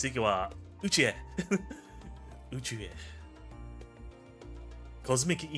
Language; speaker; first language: Japanese; non-native, learner; English